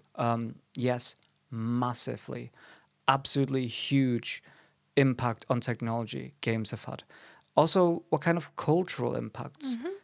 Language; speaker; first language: English; non-native, fluent; German